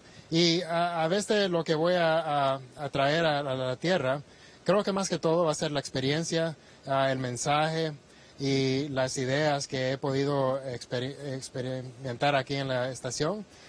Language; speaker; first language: Spanish; early bilingual, heritage; Spanish